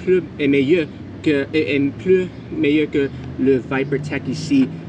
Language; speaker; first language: French; non-native, learner; English